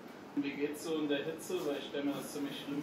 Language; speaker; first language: German; native; German